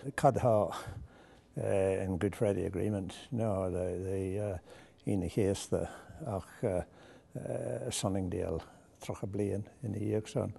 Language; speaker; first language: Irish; non-native, local second language; English